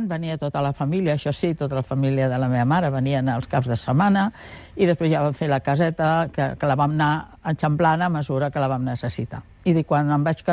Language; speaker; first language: Catalan; native; Catalan